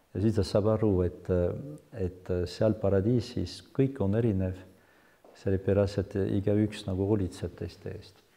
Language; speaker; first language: Estonian; non-native, fluent; French